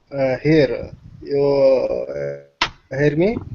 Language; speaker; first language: English; non-native, learner; Arabic